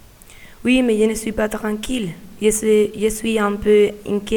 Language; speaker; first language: French; non-native, learner; Spanish